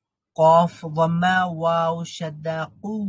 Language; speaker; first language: Arabic; non-native, learner; Bangla